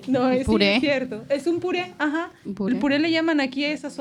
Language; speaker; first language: Spanish; native; Spanish